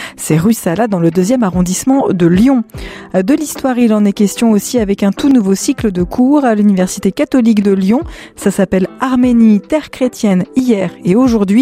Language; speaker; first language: French; native; French